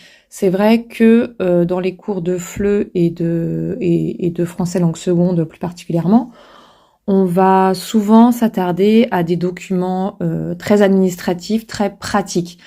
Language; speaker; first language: French; native; French